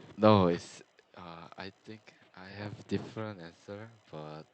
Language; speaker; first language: English; non-native, learner; Korean